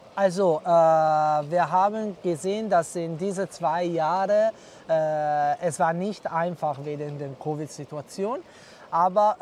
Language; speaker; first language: German; non-native, learner; Italian